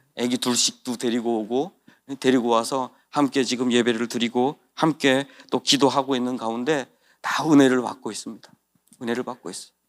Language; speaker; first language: Korean; native; Korean